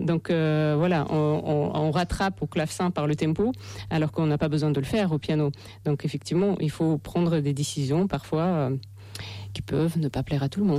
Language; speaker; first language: French; non-native, fluent; Russian